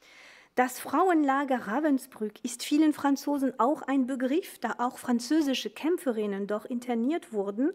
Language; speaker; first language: German; non-native, fluent; French